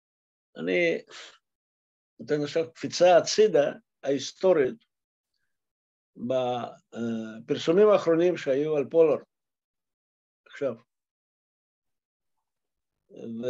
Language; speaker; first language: Hebrew; non-native, fluent; Russian